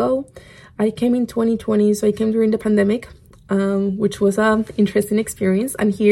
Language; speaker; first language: English; non-native, fluent; Spanish